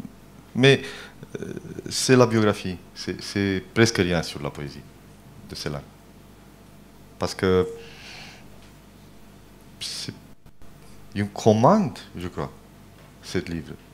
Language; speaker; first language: French; non-native, fluent; Romanian